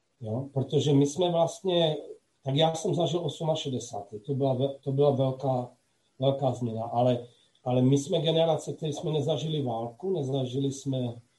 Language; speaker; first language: Czech; non-native, local second language; Slovak